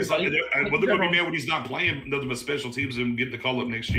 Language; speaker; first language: English; native; English